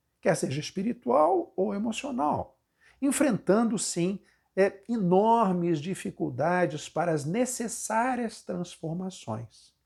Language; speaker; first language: Portuguese; native; Portuguese